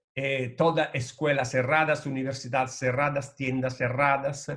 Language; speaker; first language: Spanish; non-native, fluent; Italian